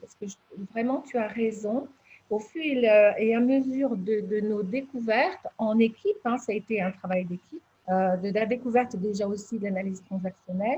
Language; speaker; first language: French; native; French